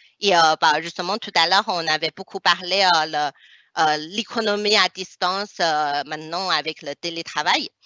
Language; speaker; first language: French; non-native, fluent; Chinese